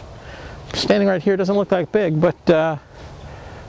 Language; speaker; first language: English; native; English